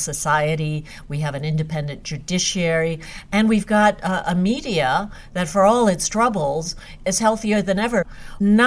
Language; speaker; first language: English; non-native, fluent; Hungarian